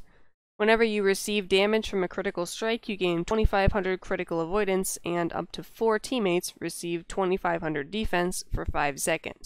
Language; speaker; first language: English; native; English